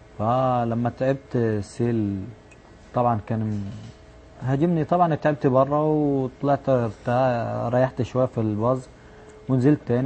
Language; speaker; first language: Arabic; native; Arabic